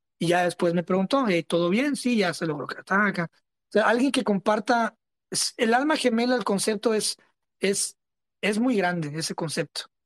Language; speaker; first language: Spanish; early bilingual, heritage; Spanish